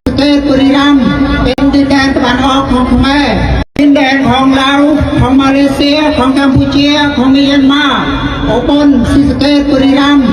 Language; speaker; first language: Thai; non-native, learner; Khmer